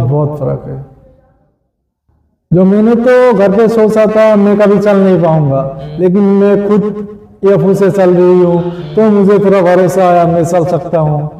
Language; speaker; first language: Hindi; non-native, local second language; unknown